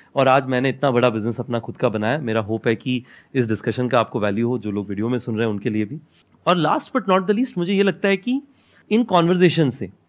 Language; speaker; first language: Hindi; non-native, local second language; Odia